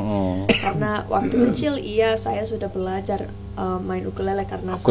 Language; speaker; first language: Indonesian; non-native, learner; English